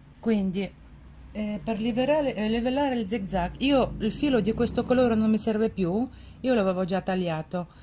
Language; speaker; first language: Italian; non-native, fluent; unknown